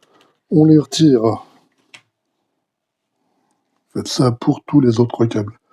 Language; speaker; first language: French; native; French